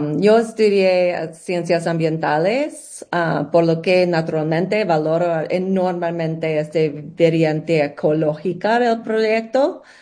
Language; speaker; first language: Spanish; non-native, learner; English